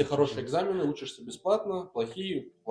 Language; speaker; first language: Russian; native; Russian